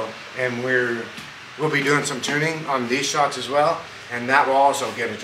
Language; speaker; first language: English; native; English